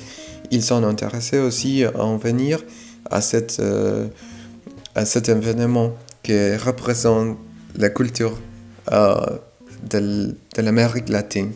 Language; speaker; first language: French; non-native, fluent; Spanish